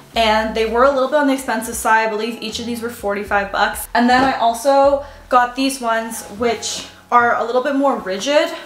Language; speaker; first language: English; native; English